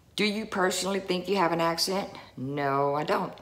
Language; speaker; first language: English; native; English